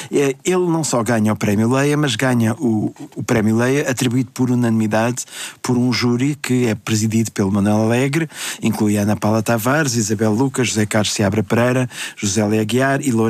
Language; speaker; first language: Portuguese; native; Portuguese